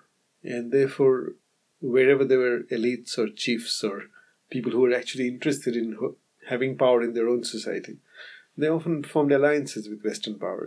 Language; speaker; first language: English; non-native, local second language; Bangla